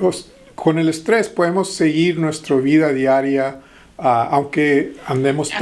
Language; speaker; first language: Spanish; early bilingual, heritage; Spanish